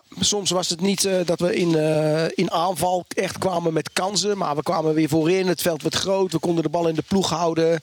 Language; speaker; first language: Dutch; native; Dutch